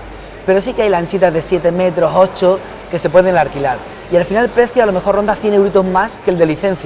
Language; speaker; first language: Spanish; native; Spanish